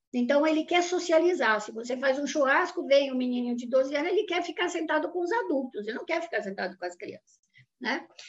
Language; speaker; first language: Portuguese; non-native, fluent; Italian